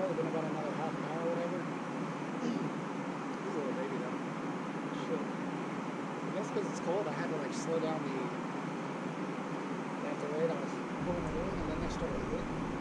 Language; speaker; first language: English; native; English